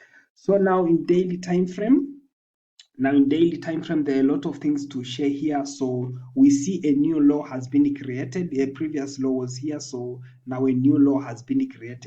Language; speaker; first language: English; non-native, local second language; Swahili